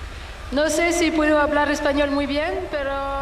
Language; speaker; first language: Spanish; non-native, learner; French